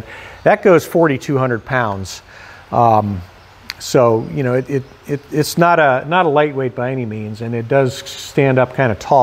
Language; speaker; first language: English; native; English